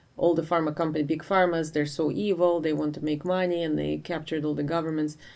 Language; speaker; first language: English; non-native, fluent; Ukrainian